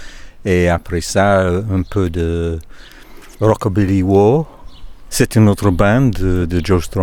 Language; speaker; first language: French; non-native, learner; English